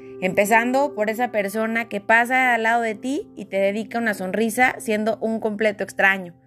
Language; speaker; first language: Spanish; native; Spanish